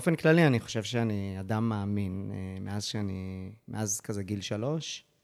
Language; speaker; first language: Hebrew; early bilingual, other home language; English